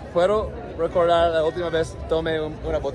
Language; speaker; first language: Spanish; non-native, learner; English